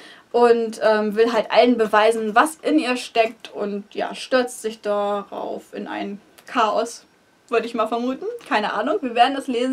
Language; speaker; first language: German; native; German